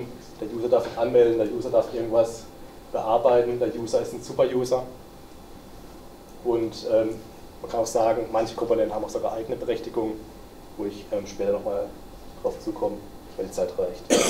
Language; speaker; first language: German; native; German